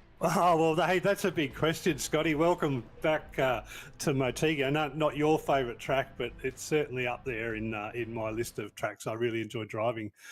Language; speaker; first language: English; native; English